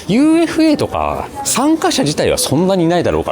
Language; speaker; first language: Japanese; native; Japanese